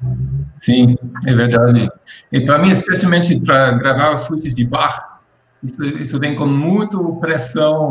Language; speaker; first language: Portuguese; non-native, fluent; English